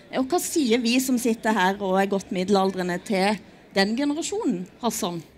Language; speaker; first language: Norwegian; native; Norwegian